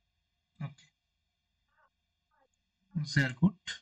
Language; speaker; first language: German; non-native, fluent; Bangla